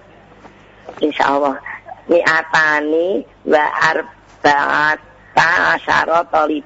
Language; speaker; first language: Arabic; non-native, learner; Indonesian